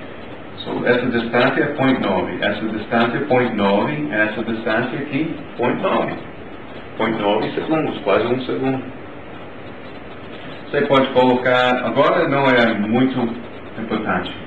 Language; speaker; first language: Portuguese; non-native, learner; English